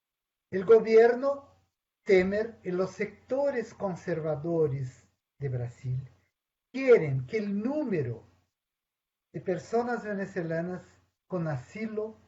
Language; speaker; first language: Spanish; non-native, fluent; Portuguese